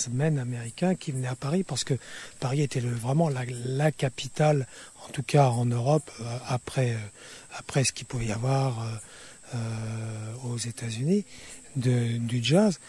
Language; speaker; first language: French; native; French